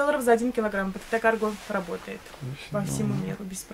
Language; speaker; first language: Russian; native; Russian